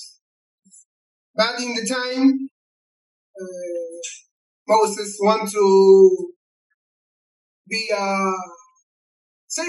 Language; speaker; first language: English; non-native, learner; Spanish